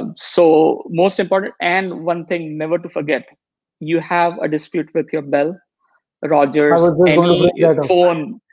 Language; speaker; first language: English; non-native, local second language; Gujarati